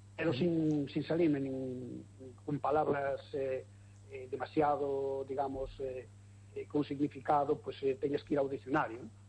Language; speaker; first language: Galician; native; Galician